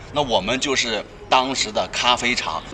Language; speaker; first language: Chinese; native; Chinese